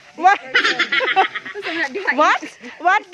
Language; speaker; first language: English; non-native, learner; Cebuano